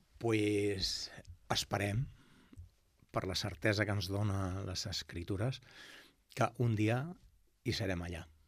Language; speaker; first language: Catalan; non-native, local second language; Spanish